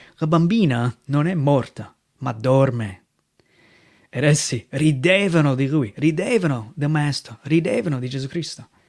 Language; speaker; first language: Italian; non-native, fluent; English